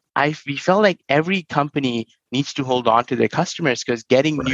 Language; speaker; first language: English; non-native, local second language; Hindi